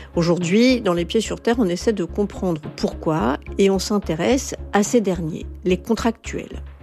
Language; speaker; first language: French; native; French